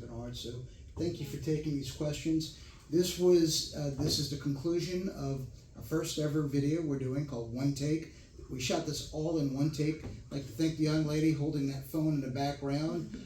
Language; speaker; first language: English; native; English